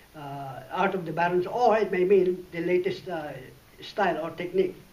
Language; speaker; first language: English; non-native, local second language; Iloko